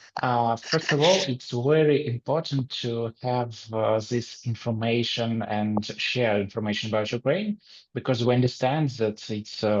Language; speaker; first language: English; non-native, learner; Ukrainian